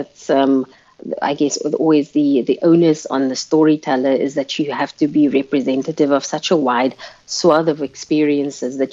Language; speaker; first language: English; non-native, local second language; Afrikaans